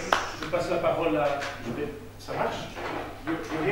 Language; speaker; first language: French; non-native, local second language; Dutch